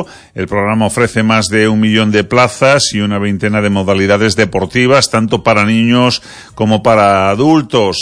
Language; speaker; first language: Spanish; native; Spanish